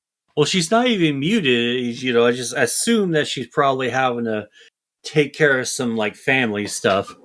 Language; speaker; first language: English; native; English